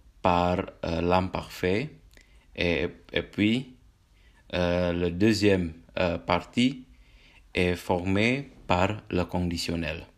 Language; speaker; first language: French; non-native, learner; Indonesian